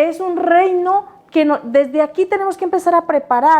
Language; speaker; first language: Spanish; native; Spanish